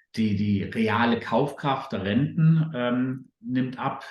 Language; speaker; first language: German; native; German